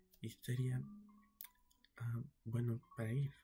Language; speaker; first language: Spanish; early bilingual, heritage; Spanish